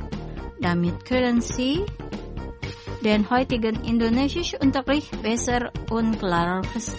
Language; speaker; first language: German; non-native, fluent; Indonesian